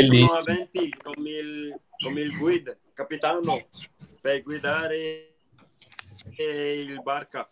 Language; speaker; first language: Italian; non-native, learner; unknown